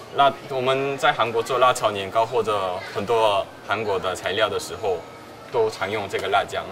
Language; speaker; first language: Chinese; non-native, fluent; Korean